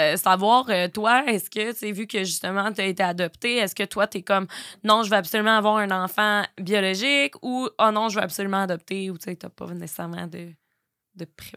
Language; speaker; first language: French; native; French